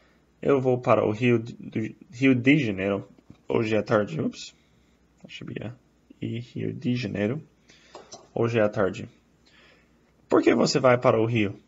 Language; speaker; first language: Portuguese; non-native, fluent; English